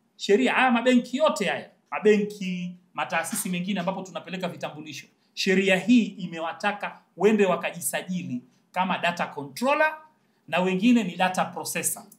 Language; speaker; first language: Swahili; native; Swahili